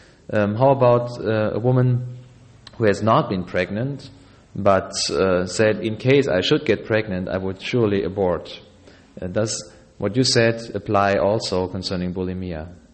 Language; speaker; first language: English; non-native, fluent; German